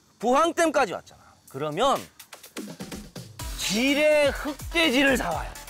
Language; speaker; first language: Korean; native; Korean